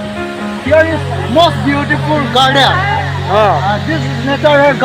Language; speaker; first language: English; non-native, learner; Karbi